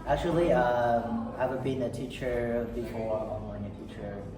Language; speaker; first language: English; non-native, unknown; Khmer